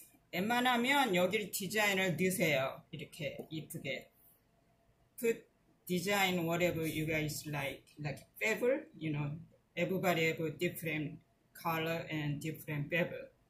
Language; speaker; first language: English; non-native, learner; Korean